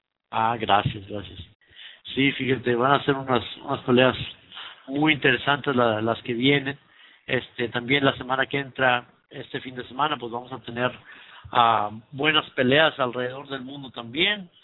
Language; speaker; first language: Spanish; native; Spanish